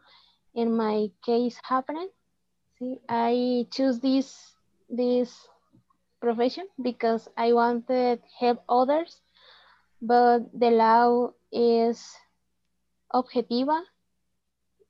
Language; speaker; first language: English; non-native, fluent; Spanish